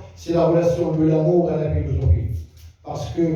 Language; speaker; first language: French; non-native, local second language; Arabic